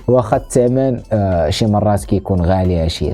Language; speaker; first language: Arabic; native; Arabic